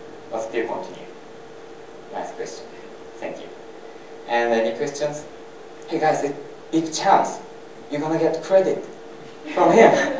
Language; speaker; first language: English; non-native, fluent; Japanese